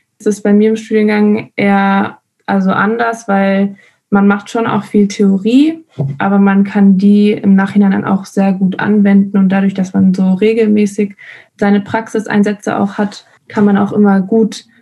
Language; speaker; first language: German; non-native, fluent; Spanish